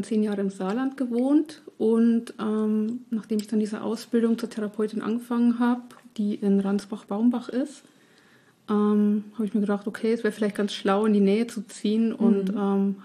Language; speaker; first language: German; native; German